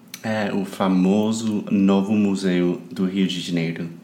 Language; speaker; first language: Portuguese; non-native, fluent; English